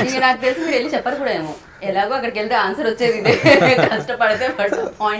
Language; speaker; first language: Telugu; native; Telugu